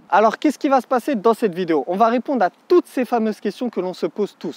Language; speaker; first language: French; native; French